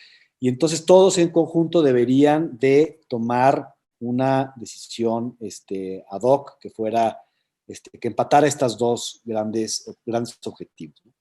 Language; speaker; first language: Spanish; native; Spanish